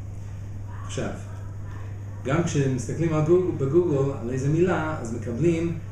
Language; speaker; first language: Hebrew; non-native, fluent; English